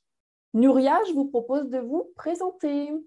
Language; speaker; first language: French; native; French